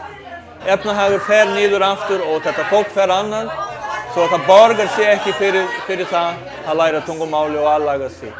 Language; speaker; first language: Icelandic; non-native, fluent; Portuguese